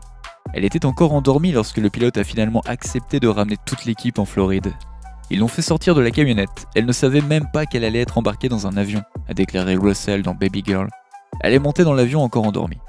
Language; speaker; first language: French; native; French